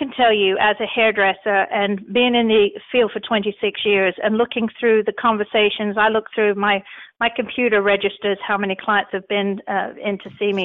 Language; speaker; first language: English; native; English